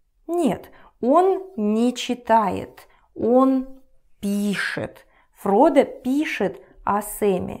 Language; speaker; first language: Russian; non-native, learner; English